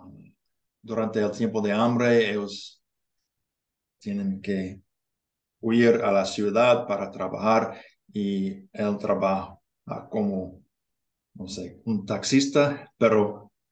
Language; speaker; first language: Spanish; non-native, learner; English